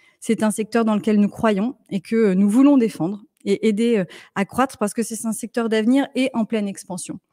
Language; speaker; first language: French; native; French